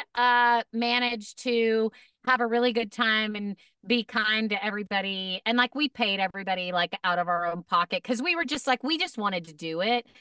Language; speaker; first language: English; native; English